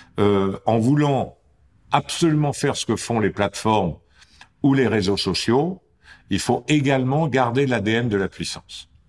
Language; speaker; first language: French; native; French